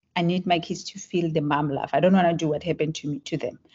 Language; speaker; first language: English; non-native, local second language; Tswana